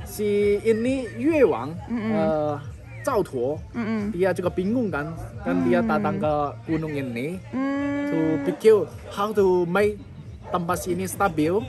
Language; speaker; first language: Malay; non-native, fluent; Chinese